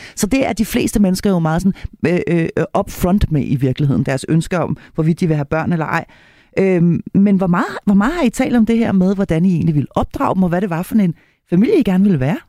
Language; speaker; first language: Danish; native; Danish